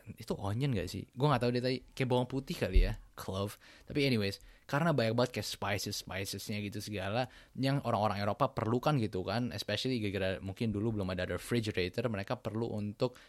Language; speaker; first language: Indonesian; native; Indonesian